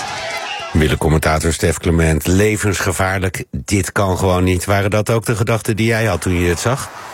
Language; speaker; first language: Dutch; native; Dutch